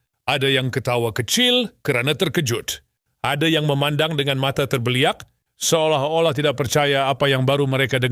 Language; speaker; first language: Malay; native; Malay